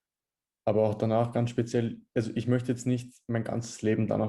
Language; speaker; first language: German; early bilingual, other home language; Bosnian